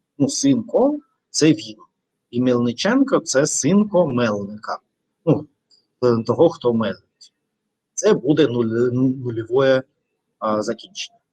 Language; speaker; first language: Ukrainian; non-native, local second language; Russian